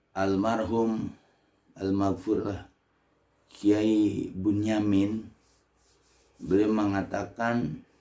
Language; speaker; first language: Indonesian; native; Indonesian